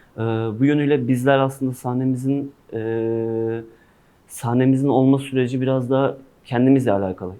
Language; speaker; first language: Turkish; non-native, local second language; Kurdish